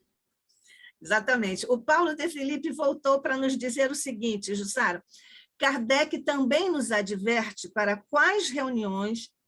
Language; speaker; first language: Portuguese; native; Portuguese